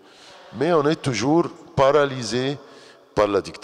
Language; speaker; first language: French; non-native, fluent; Arabic